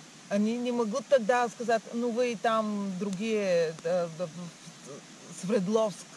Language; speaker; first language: Russian; non-native, learner; Bulgarian